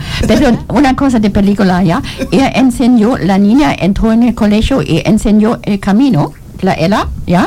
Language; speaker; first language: Spanish; non-native, learner; German